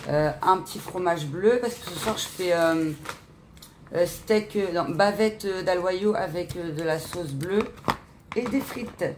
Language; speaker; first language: French; native; French